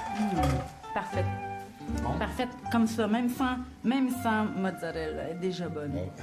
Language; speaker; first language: French; native; French